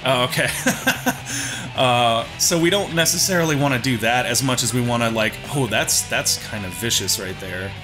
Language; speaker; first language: English; native; English